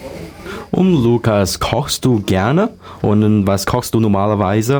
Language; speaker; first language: German; non-native, learner; Chinese